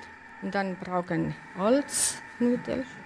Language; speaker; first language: German; non-native, learner; Italian